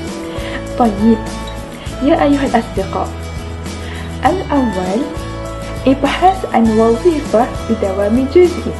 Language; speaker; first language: Arabic; non-native, learner; Malay